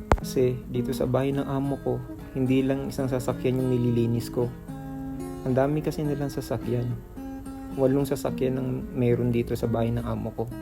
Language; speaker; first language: Filipino; native; Filipino